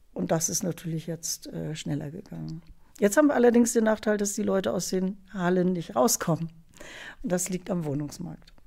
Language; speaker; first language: German; native; German